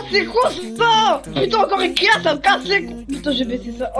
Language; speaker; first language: French; native; French